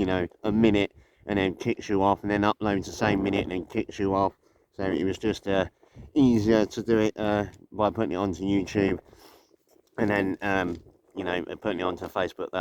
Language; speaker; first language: English; native; English